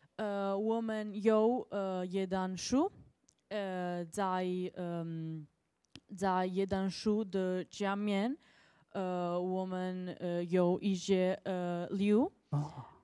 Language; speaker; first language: Chinese; non-native, learner; Italian